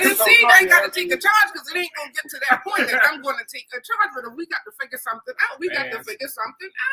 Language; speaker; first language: English; native; English